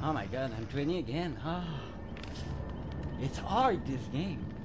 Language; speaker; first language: English; non-native, learner; French